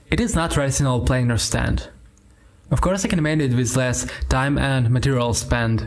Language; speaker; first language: English; non-native, learner; Ukrainian